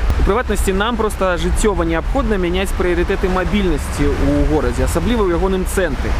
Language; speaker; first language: Belarusian; non-native, local second language; Russian